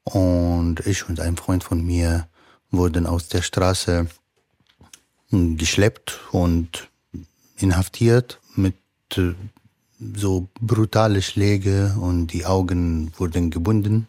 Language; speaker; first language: German; non-native, fluent; Arabic